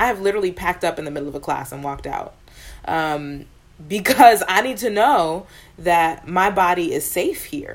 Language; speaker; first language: English; native; English